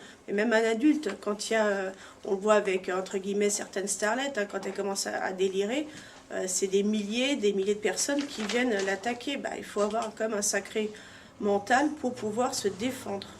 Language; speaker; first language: French; native; French